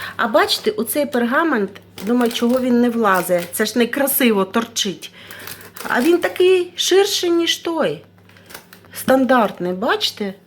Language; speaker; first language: Ukrainian; non-native, local second language; Russian